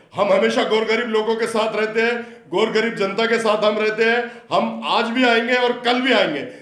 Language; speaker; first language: Hindi; non-native, local second language; Urdu